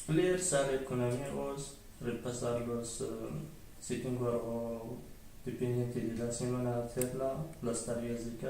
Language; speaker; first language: Spanish; non-native, learner; Arabic